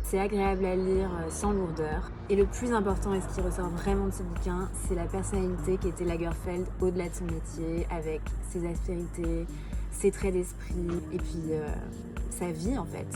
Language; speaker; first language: French; native; French